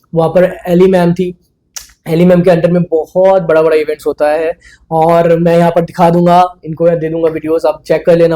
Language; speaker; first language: Hindi; non-native, local second language; Bangla